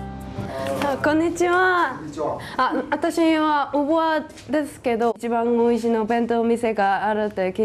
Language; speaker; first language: Japanese; non-native, learner; Korean